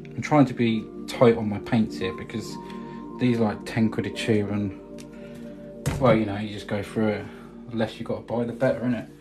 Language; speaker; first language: English; native; English